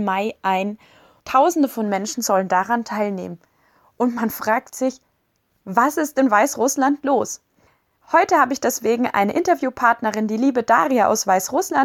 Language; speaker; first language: German; native; German